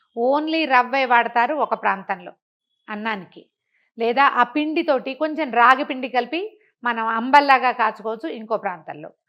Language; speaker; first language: Telugu; native; Telugu